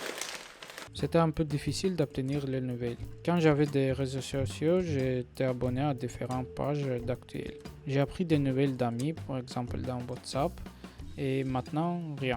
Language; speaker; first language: French; non-native, learner; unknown